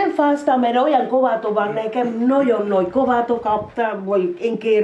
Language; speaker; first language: Hungarian; non-native, learner; Spanish